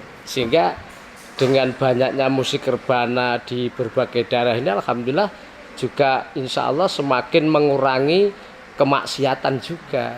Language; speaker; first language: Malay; non-native, local second language; Javanese